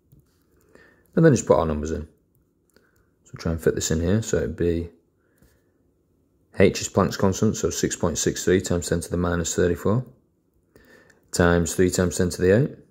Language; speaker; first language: English; native; English